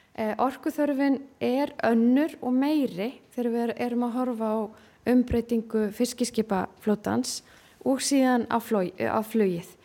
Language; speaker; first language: Icelandic; native; Icelandic